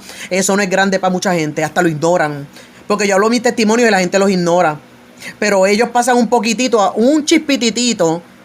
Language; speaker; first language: Spanish; native; Spanish